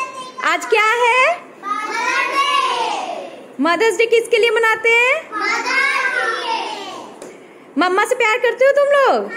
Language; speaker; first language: Hindi; native; Hindi